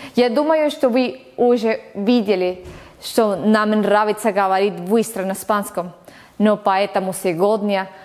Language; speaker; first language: Russian; non-native, learner; Spanish